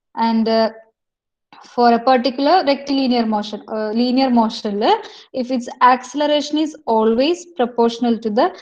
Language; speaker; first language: English; non-native, local second language; Malayalam